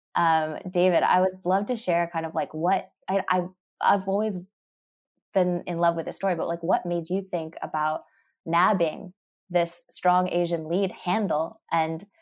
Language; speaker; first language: English; early bilingual, other home language; Japanese